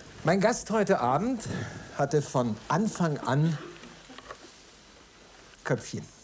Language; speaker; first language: German; native; German